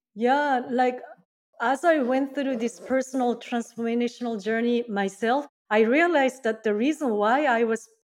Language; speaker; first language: English; non-native, fluent; Japanese